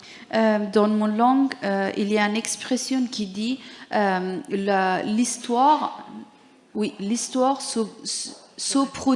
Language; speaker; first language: French; non-native, learner; Persian